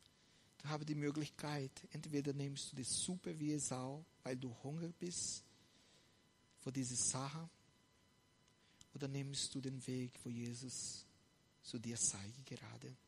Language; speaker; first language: German; non-native, fluent; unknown